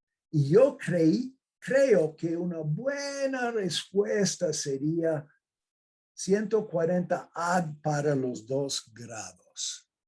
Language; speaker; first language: Spanish; non-native, fluent; English